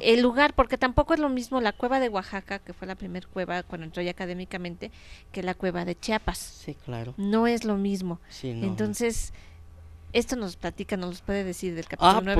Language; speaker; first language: Spanish; native; Spanish